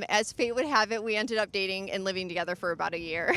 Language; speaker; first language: English; native; English